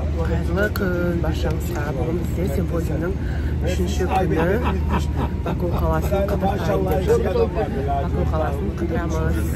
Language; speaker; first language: Turkish; non-native, learner; Kazakh